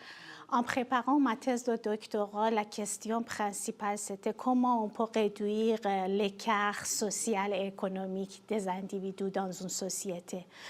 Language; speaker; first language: French; non-native, fluent; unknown